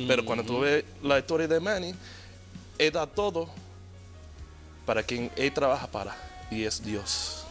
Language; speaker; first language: Spanish; early bilingual, heritage; Spanish